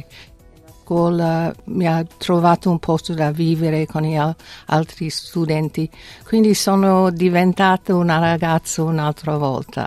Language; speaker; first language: Italian; non-native, fluent; English